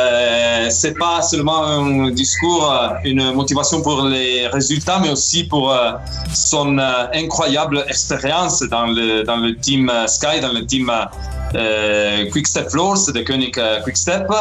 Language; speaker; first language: French; non-native, fluent; Italian